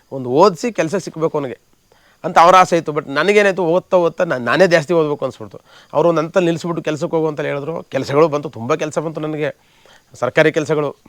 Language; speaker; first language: Kannada; native; Kannada